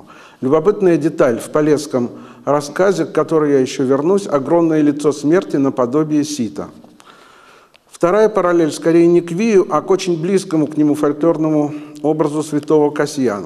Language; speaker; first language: Russian; native; Russian